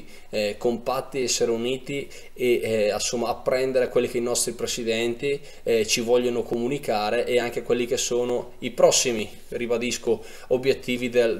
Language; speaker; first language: Italian; native; Italian